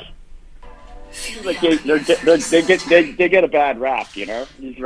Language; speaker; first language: English; native; English